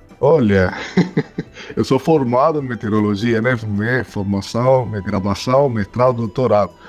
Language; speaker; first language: Portuguese; non-native, fluent; Spanish